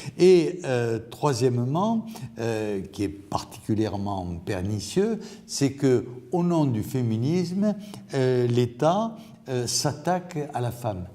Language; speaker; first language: French; native; French